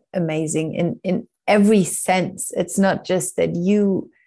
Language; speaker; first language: English; non-native, fluent; German